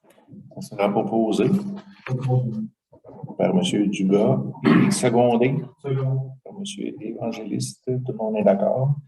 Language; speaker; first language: French; native; French